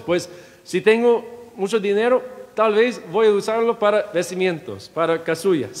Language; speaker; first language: Spanish; non-native, fluent; English